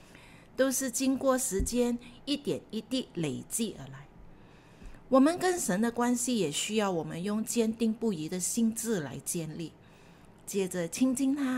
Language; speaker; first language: Chinese; native; Chinese